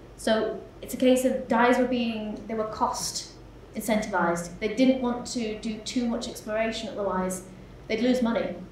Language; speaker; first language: English; native; English